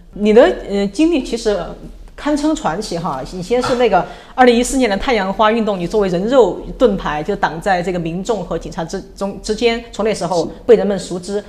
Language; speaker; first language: Chinese; native; Chinese